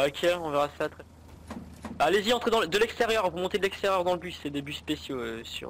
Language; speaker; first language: French; native; French